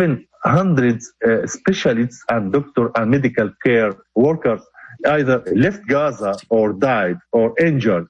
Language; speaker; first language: English; non-native, local second language; Arabic